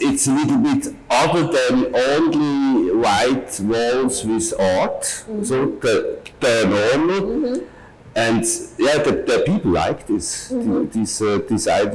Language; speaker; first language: English; non-native, learner; German